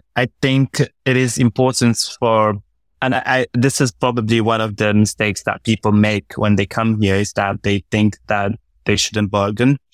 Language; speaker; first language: English; non-native, fluent; Arabic